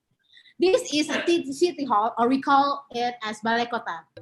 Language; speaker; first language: English; non-native, fluent; Indonesian